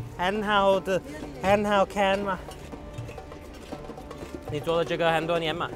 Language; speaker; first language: Chinese; non-native, learner; English